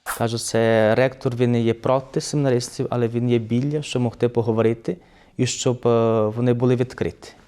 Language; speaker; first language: Ukrainian; early bilingual, heritage; Ukrainian